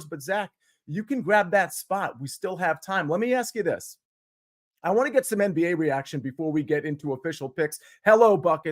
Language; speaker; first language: English; native; English